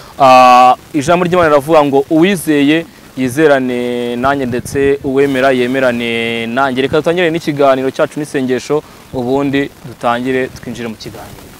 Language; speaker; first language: Kinyarwanda; native; Kinyarwanda